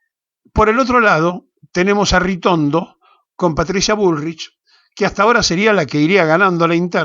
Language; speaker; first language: Spanish; native; Spanish